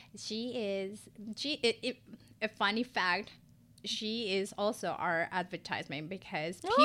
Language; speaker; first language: English; non-native, fluent; Spanish